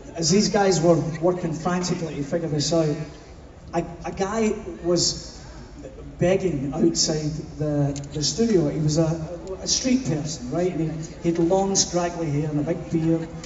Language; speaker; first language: English; native; English